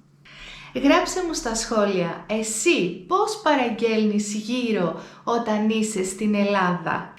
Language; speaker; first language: Greek; native; Greek